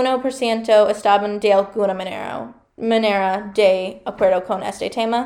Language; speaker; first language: Spanish; non-native, learner; English